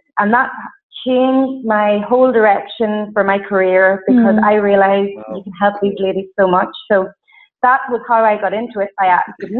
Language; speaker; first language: English; native; English